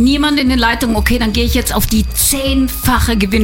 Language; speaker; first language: German; native; German